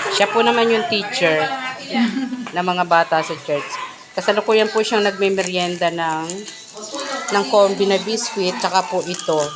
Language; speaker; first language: Filipino; native; Filipino